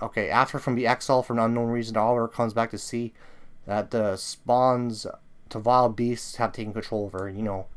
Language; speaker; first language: English; native; English